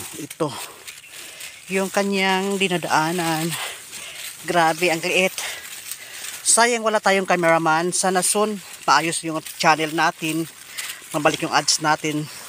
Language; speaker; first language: Filipino; non-native, local second language; Iloko